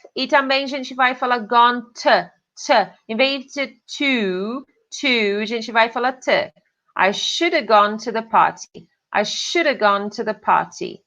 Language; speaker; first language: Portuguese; non-native, fluent; English